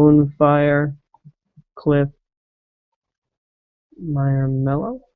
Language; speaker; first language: English; native; English